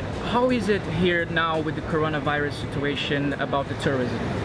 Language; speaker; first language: English; non-native, fluent; Portuguese